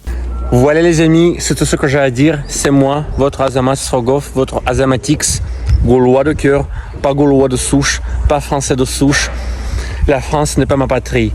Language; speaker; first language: French; non-native, fluent; Russian